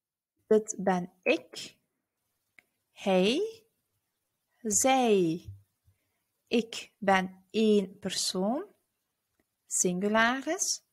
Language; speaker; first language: Dutch; early bilingual, other home language; Turkish